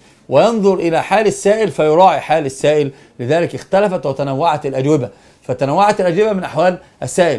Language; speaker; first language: Arabic; native; Arabic